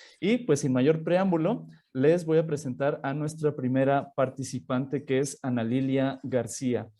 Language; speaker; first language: Spanish; native; Spanish